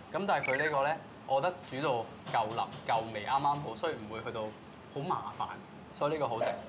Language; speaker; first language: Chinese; non-native, local second language; Cantonese